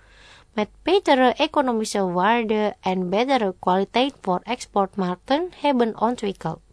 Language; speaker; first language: Dutch; non-native, fluent; Indonesian